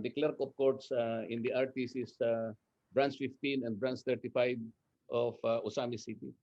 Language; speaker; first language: English; non-native, local second language; Filipino